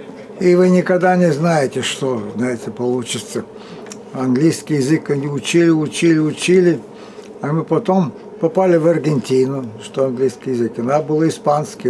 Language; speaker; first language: Russian; early bilingual, heritage; Russian